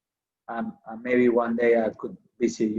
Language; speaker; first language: English; non-native, fluent; Spanish